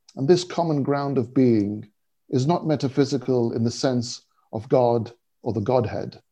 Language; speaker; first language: English; native; English